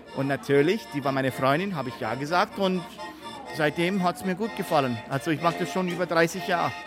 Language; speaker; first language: German; early bilingual, heritage; German